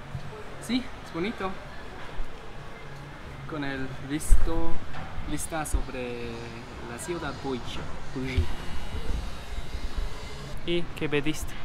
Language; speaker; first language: Spanish; non-native, learner; German